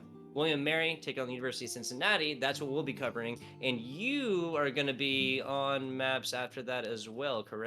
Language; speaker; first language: English; native; English